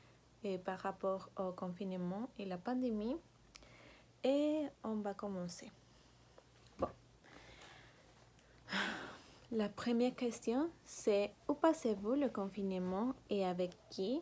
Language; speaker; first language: French; non-native, learner; Spanish